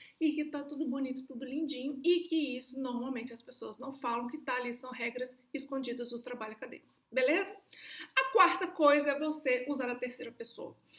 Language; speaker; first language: Portuguese; native; Portuguese